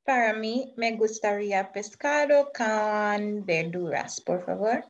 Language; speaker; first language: Spanish; non-native, fluent; English